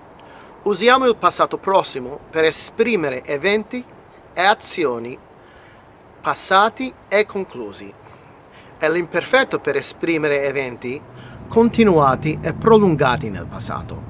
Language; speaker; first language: Italian; non-native, fluent; English